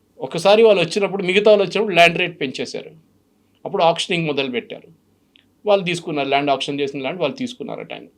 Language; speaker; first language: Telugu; non-native, fluent; Malayalam